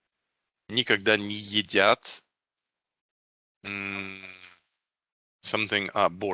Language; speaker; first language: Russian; non-native, fluent; English